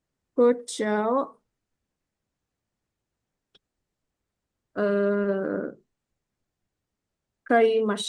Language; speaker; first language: Japanese; non-native, learner; Indonesian